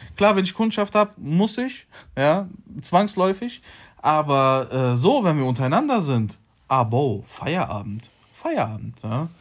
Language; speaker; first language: German; early bilingual, other home language; Polish